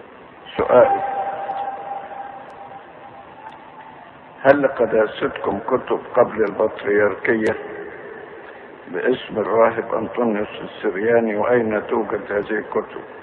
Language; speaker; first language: Arabic; native; Arabic